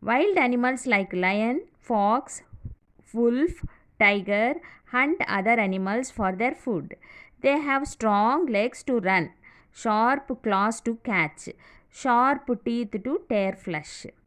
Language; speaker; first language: English; non-native, local second language; Telugu